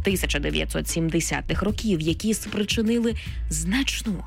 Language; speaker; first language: Ukrainian; native; Ukrainian